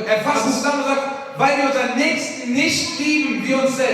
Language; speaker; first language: German; native; German